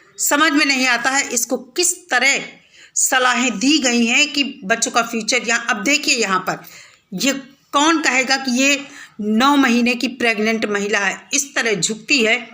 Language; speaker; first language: Hindi; native; Hindi